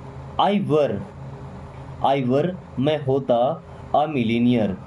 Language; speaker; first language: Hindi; native; Hindi